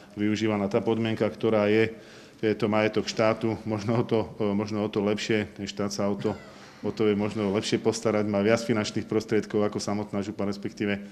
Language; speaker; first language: Slovak; native; Slovak